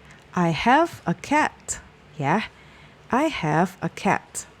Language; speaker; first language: English; non-native, fluent; Indonesian